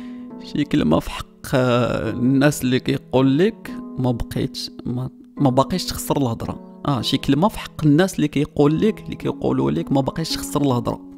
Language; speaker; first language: Arabic; native; Arabic